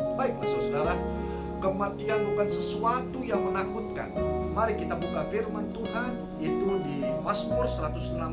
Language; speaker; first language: Indonesian; native; Indonesian